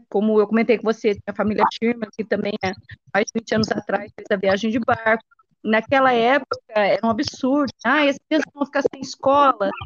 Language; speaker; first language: Portuguese; native; Portuguese